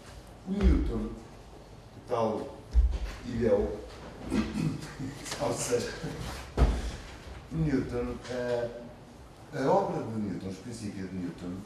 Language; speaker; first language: Portuguese; native; Portuguese